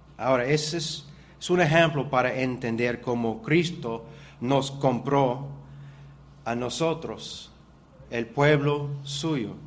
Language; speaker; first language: Spanish; non-native, fluent; English